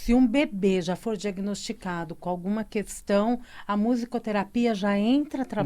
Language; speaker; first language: Portuguese; native; Portuguese